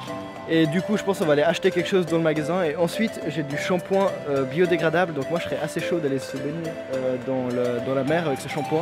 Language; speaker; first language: French; native; French